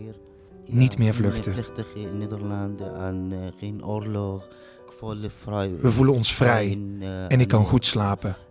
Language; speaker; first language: Dutch; non-native, learner; Arabic